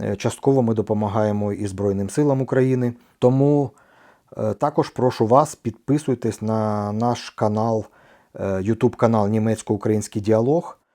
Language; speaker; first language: Ukrainian; non-native, local second language; Russian